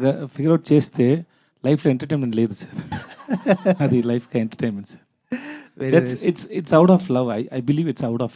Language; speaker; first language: Telugu; non-native, learner; Tamil